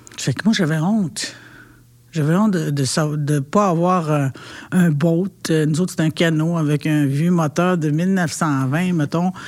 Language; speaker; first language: French; non-native, local second language; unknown